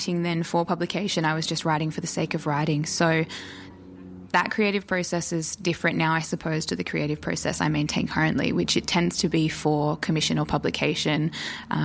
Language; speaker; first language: English; native; English